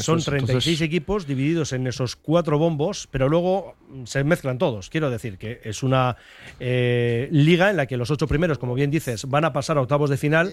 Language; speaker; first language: Spanish; native; Spanish